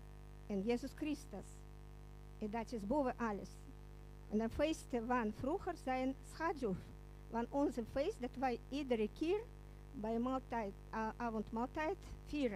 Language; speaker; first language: Dutch; non-native, learner; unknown